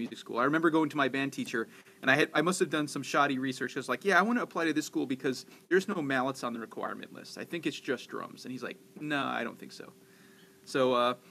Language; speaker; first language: English; native; English